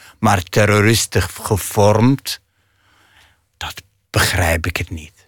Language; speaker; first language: Dutch; non-native, fluent; Arabic